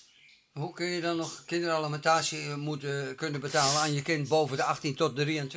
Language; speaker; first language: Dutch; native; Dutch